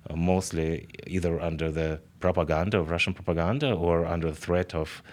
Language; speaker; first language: English; non-native, fluent; Ukrainian